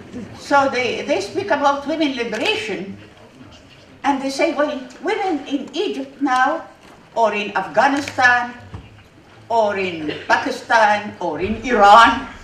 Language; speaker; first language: English; non-native, fluent; Arabic